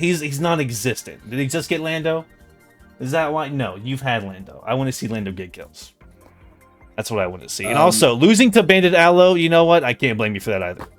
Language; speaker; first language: English; native; English